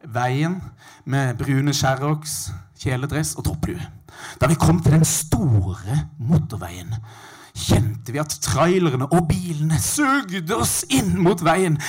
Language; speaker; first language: Norwegian; native; Norwegian